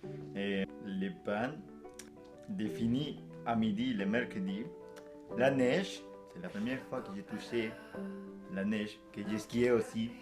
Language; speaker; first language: French; non-native, fluent; Spanish